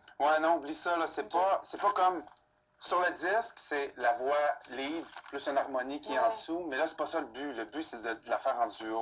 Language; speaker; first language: French; native; French